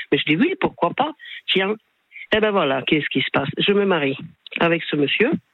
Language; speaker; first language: French; non-native, fluent; Slovak